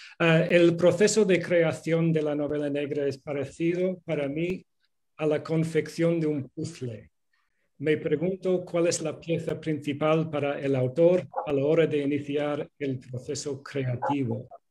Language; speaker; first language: Spanish; non-native, fluent; English